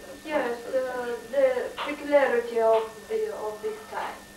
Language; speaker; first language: English; non-native, learner; Russian